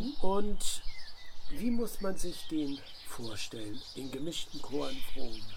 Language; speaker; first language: German; native; German